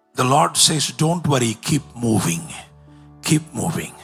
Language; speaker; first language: English; non-native, local second language; Tamil